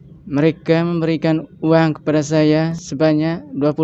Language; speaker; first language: Indonesian; non-native, local second language; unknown